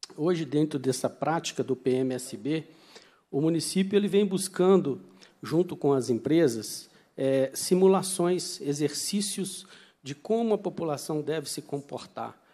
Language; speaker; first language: Portuguese; native; Portuguese